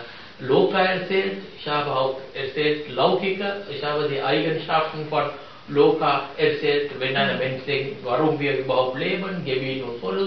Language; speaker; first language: German; non-native, fluent; Sinhala